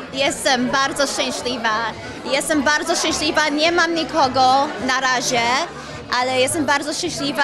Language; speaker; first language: Polish; early bilingual, heritage; Polish